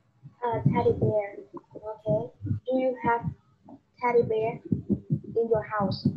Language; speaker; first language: English; non-native, learner; Vietnamese